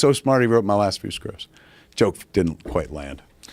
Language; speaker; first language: English; native; English